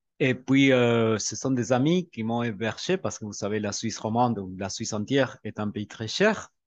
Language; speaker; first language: French; non-native, fluent; Spanish